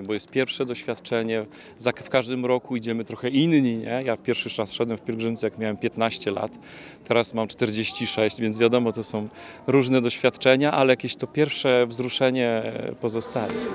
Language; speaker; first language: Polish; native; Polish